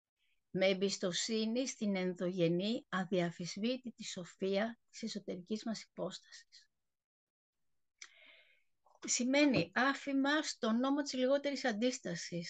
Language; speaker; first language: Greek; native; Greek